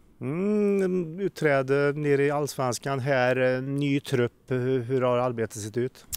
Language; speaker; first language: Swedish; native; Swedish